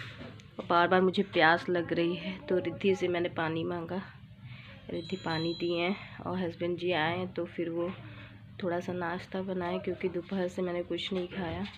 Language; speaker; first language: Hindi; native; Hindi